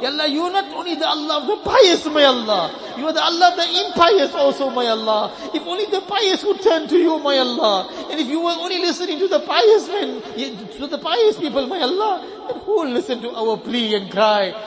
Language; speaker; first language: English; native; English